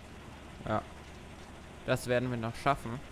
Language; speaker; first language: German; native; German